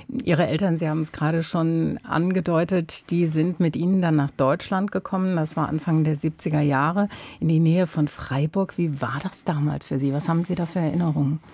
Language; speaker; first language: German; native; German